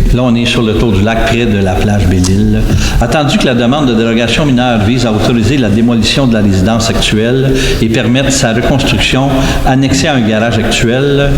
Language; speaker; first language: French; native; French